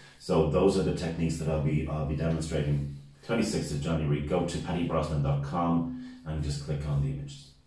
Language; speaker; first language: English; native; English